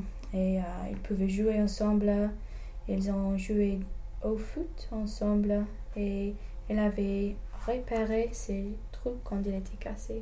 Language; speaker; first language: French; non-native, learner; English